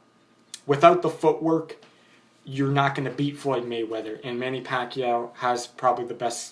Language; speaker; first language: English; native; English